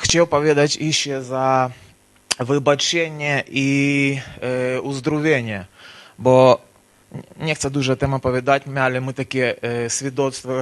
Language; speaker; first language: Polish; non-native, learner; Ukrainian